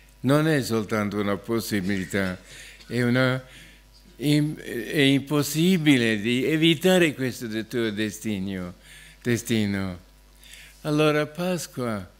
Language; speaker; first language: Italian; non-native, fluent; English